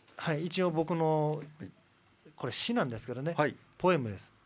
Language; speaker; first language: Japanese; native; Japanese